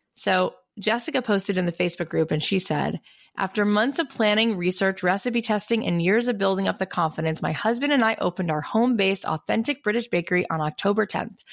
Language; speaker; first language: English; native; English